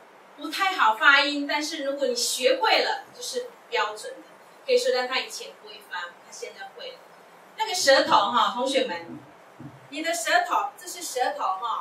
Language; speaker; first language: Chinese; non-native, local second language; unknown